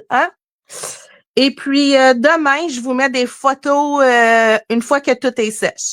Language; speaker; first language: French; native; French